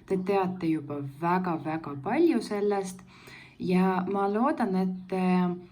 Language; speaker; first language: Estonian; non-native, local second language; Russian